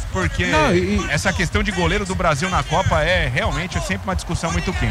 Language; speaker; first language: Portuguese; native; Portuguese